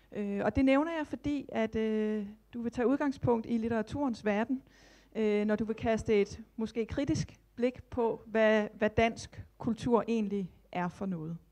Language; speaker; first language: Danish; native; Danish